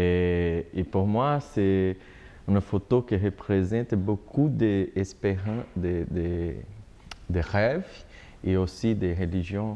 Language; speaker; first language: French; non-native, learner; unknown